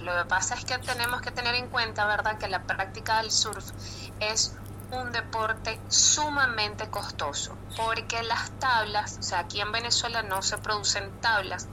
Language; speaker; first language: Spanish; native; Spanish